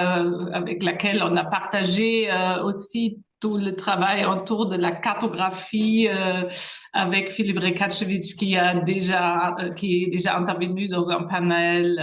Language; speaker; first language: French; non-native, fluent; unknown